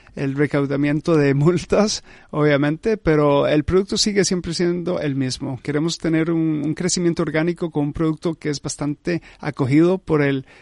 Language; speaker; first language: Spanish; early bilingual, heritage; Spanish